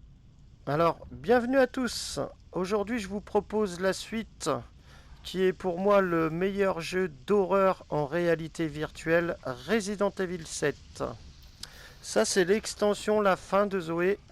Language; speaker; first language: French; native; French